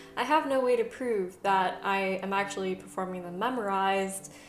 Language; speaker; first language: English; native; English